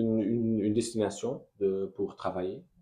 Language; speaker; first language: French; non-native, learner; Dutch